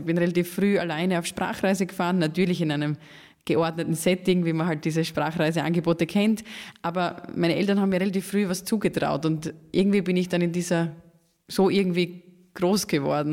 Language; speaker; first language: German; native; German